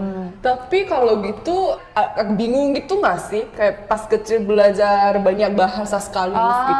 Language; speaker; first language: Indonesian; non-native, fluent; Korean